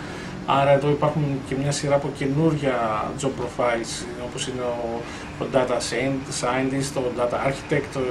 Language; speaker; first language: Greek; native; Greek